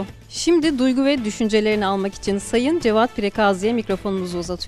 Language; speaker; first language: Turkish; native; Turkish